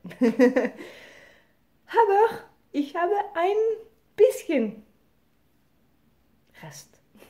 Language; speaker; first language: German; non-native, learner; French